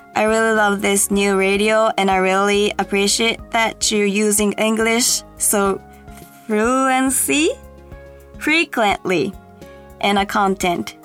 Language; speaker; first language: English; non-native, learner; Japanese